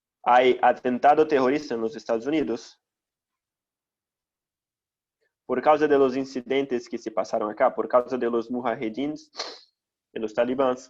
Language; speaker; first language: Spanish; non-native, fluent; Portuguese